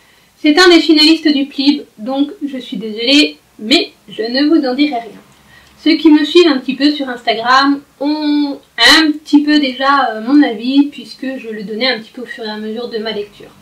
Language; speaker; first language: French; native; French